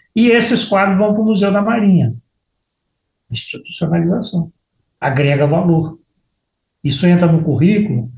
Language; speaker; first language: Portuguese; native; Portuguese